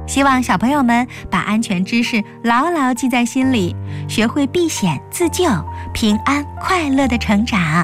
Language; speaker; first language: Chinese; native; Chinese